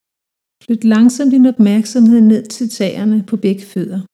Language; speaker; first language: Danish; native; Danish